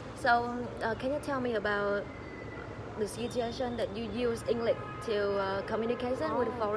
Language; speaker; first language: English; non-native, learner; Vietnamese